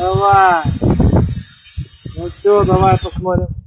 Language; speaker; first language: Russian; native; Russian